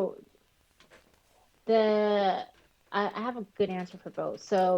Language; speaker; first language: English; early bilingual, other home language; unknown